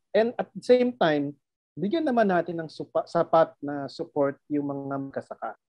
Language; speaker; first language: Filipino; non-native, local second language; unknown